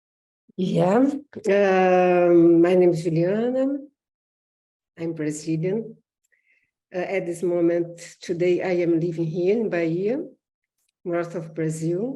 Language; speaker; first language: English; non-native, learner; Portuguese